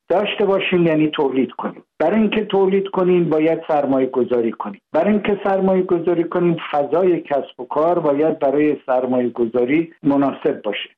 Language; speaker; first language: Persian; native; Persian